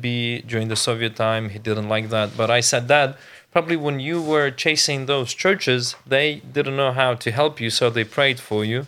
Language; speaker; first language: English; non-native, fluent; Ukrainian